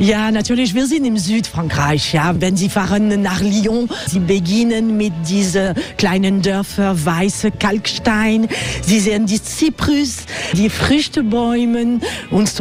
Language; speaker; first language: German; non-native, learner; French